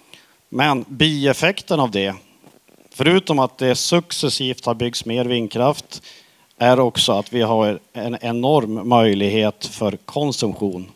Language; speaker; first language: Swedish; native; Swedish